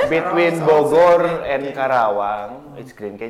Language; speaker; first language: English; non-native, learner; Indonesian